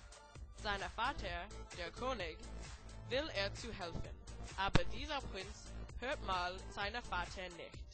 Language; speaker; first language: German; non-native, learner; English